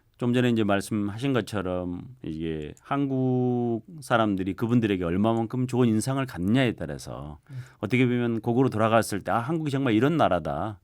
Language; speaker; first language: Korean; native; Korean